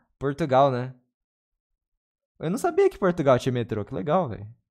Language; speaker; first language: Portuguese; native; Portuguese